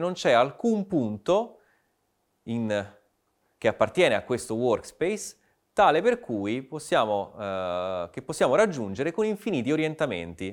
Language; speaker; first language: Italian; native; Italian